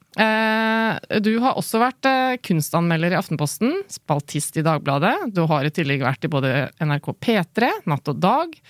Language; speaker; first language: Norwegian; native; Norwegian